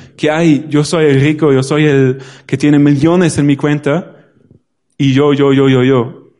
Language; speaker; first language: Spanish; non-native, fluent; German